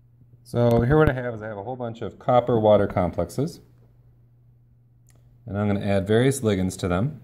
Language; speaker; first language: English; native; English